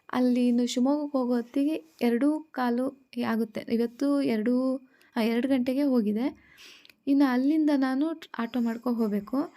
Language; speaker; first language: Kannada; native; Kannada